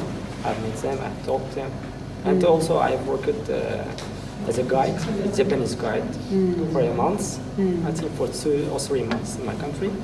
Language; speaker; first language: English; non-native, fluent; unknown